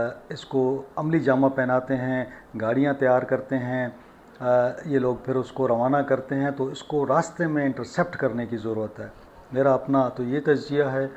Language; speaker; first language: Urdu; native; Urdu